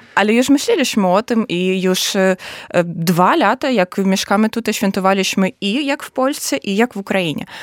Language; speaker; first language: Polish; non-native, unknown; Russian